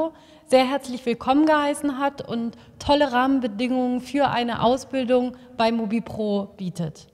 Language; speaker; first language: German; native; German